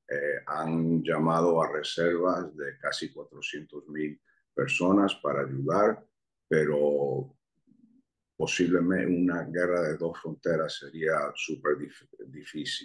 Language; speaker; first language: Spanish; early bilingual, heritage; Spanish